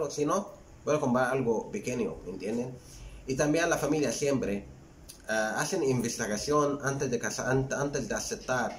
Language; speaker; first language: Spanish; non-native, fluent; Arabic